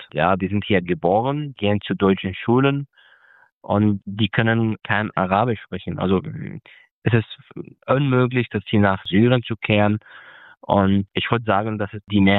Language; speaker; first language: German; non-native, fluent; Arabic